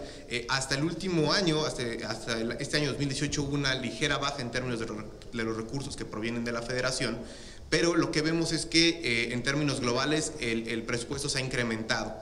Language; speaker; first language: Spanish; native; Spanish